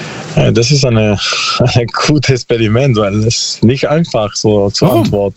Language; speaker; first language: German; non-native, learner; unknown